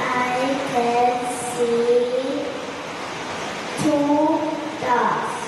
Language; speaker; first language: English; non-native, learner; Vietnamese